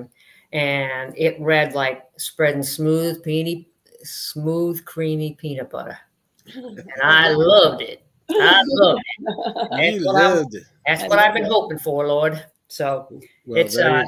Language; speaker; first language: English; native; English